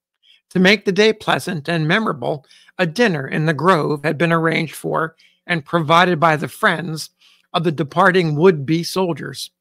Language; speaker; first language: English; native; English